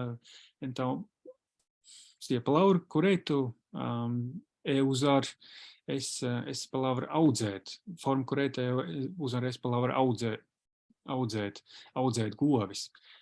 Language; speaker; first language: Portuguese; non-native, fluent; Latvian